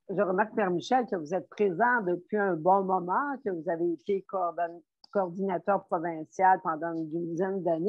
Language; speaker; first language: French; native; French